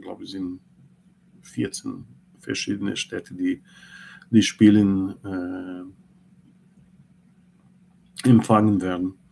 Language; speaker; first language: German; non-native, learner; Portuguese